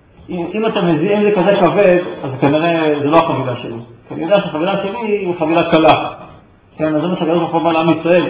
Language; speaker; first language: Hebrew; native; Hebrew